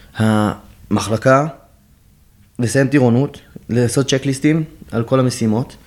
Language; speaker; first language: Hebrew; native; Hebrew